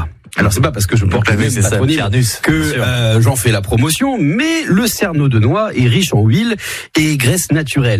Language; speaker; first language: French; native; French